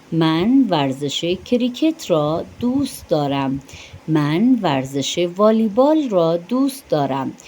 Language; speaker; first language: Persian; non-native, fluent; Urdu